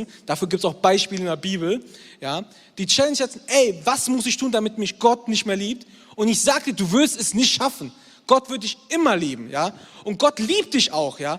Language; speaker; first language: German; native; German